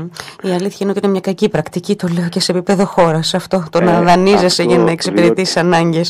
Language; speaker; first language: Greek; native; Greek